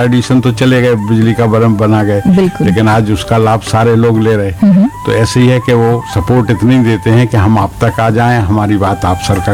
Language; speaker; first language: Hindi; native; Hindi